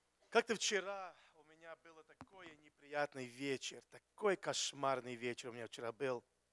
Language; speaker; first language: Russian; non-native, fluent; Ukrainian